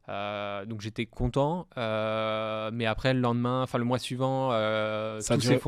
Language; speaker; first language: French; native; French